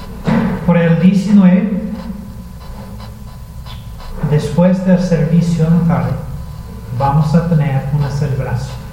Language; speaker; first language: Spanish; non-native, learner; English